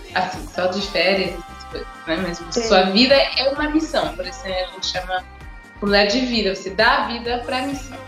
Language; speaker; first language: Portuguese; non-native, fluent; English